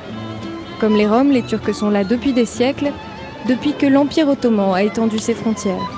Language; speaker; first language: French; native; French